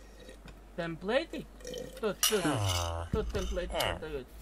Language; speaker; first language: Russian; non-native, learner; English